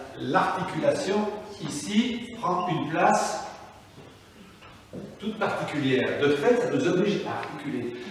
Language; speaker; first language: French; native; French